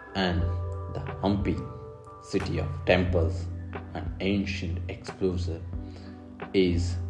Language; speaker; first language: English; non-native, local second language; Kannada